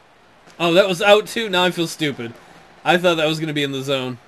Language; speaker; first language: English; native; English